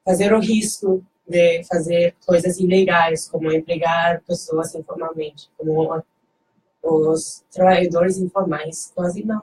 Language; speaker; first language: Portuguese; non-native, learner; Dutch